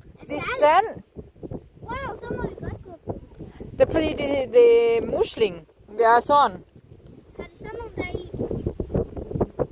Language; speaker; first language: Danish; non-native, learner; Thai